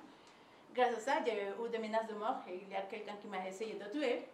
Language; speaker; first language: French; non-native, learner; Spanish